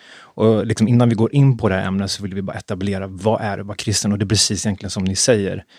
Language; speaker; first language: Swedish; native; Swedish